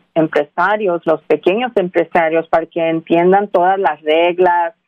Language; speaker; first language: Spanish; early bilingual, heritage; Spanish